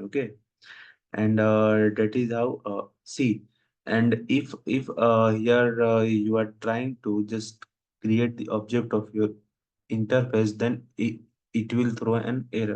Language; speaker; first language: English; non-native, local second language; Hindi